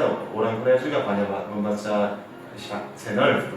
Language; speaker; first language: Indonesian; non-native, learner; Korean